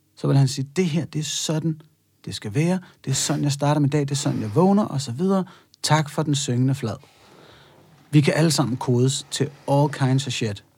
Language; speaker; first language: Danish; native; Danish